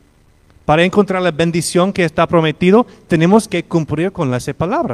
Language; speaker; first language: Spanish; non-native, fluent; English